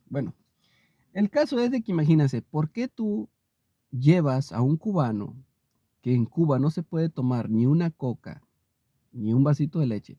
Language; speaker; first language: Spanish; native; Spanish